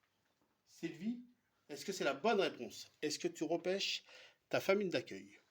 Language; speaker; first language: French; native; French